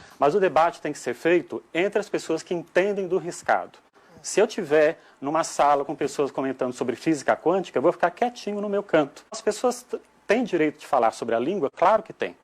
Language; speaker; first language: Portuguese; native; Portuguese